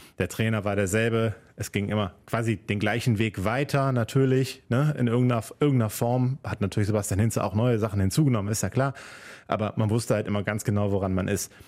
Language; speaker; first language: German; native; German